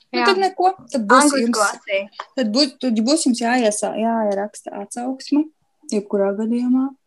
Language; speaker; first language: Latvian; native; Latvian